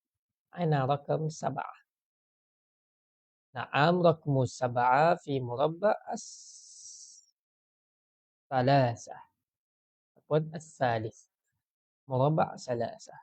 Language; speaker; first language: Arabic; non-native, fluent; Malay